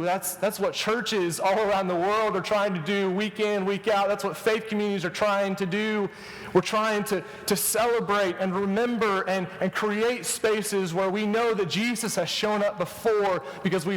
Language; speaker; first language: English; native; English